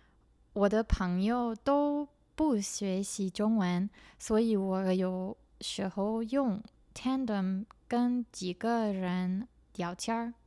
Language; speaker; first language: Chinese; non-native, learner; English